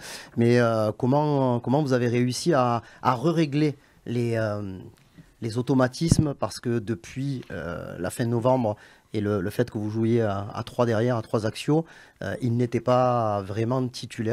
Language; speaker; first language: French; native; French